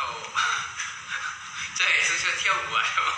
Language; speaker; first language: Chinese; non-native, learner; Thai